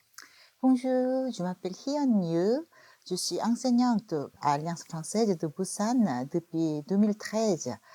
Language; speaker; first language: French; non-native, fluent; Korean